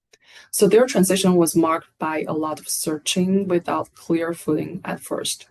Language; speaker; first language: English; non-native, fluent; Chinese